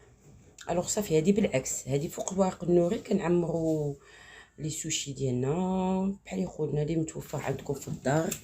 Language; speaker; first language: Arabic; native; Arabic